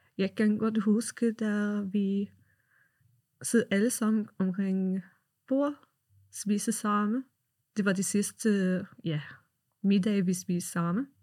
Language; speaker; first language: Danish; non-native, fluent; Arabic